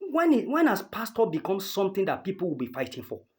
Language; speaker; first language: English; non-native, local second language; Yoruba